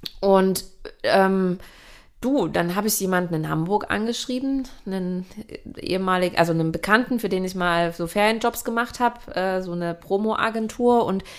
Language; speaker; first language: German; native; German